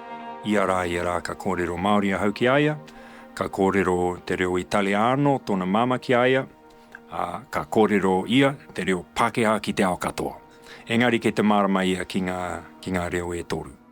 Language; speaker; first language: Māori; non-native, local second language; English